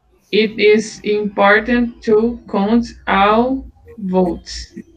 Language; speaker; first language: English; non-native, learner; Portuguese